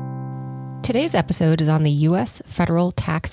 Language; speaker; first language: English; native; English